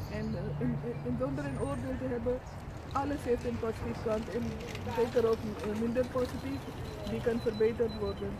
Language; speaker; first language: Dutch; non-native, fluent; Urdu